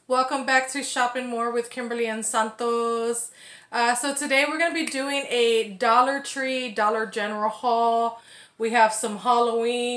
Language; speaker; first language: English; native; English